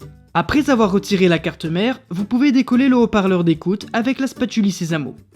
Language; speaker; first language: French; native; French